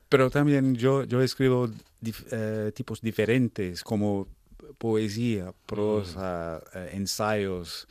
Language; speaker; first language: Spanish; non-native, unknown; English